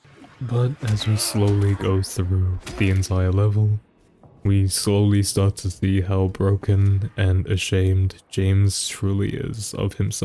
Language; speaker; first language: English; native; English